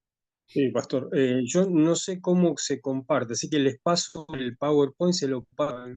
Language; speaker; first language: Spanish; native; Spanish